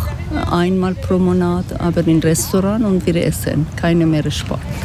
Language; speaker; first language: German; non-native, learner; Persian